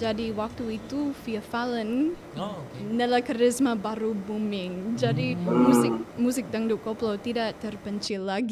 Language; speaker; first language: Indonesian; non-native, fluent; English